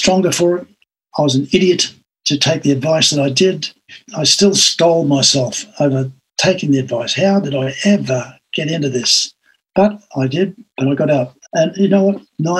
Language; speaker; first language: English; native; English